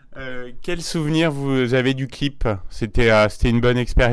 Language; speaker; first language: French; native; French